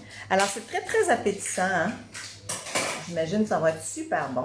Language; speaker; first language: French; native; French